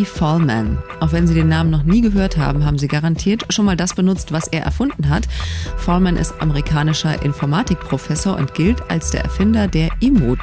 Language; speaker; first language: German; native; German